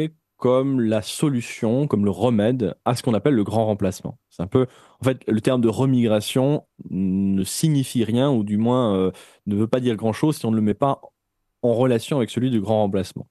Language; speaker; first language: French; native; French